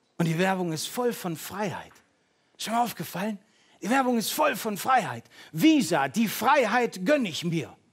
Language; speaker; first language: German; early bilingual, heritage; Dutch